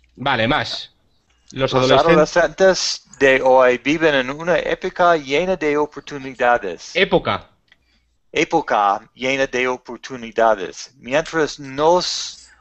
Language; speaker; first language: Spanish; non-native, learner; English